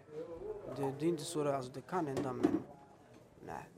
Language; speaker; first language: Swedish; early bilingual, other home language; Albanian